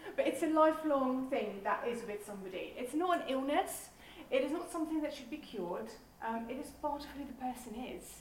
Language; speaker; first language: English; non-native, fluent; Dutch